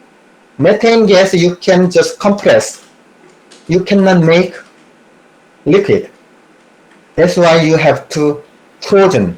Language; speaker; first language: English; non-native, fluent; Korean